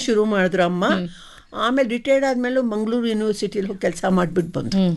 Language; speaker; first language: Kannada; non-native, local second language; Tamil